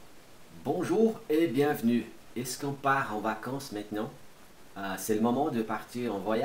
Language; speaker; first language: French; non-native, fluent; Portuguese